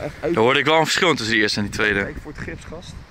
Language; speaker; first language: Dutch; native; Dutch